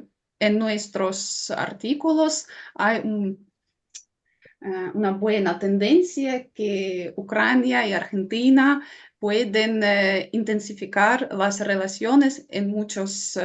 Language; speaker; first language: Spanish; non-native, fluent; Ukrainian